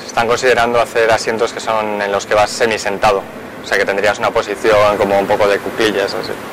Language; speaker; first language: Spanish; native; Spanish